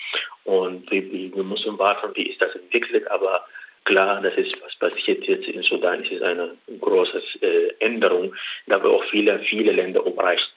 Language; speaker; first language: German; non-native, learner; Arabic